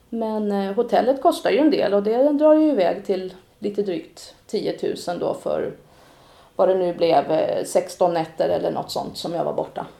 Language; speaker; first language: Swedish; native; Swedish